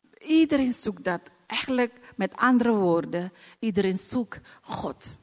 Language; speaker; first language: Dutch; non-native, fluent; Indonesian